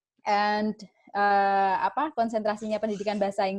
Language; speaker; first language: Indonesian; native; Indonesian